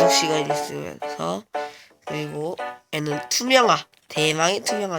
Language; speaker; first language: Korean; native; Korean